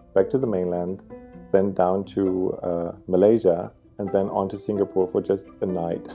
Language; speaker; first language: English; non-native, fluent; German